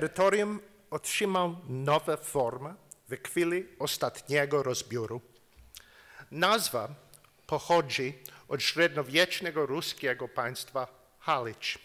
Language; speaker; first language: Polish; non-native, learner; English